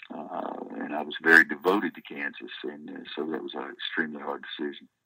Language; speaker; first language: English; native; English